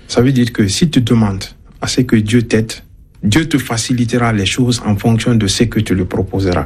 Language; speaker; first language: French; non-native, local second language; Susu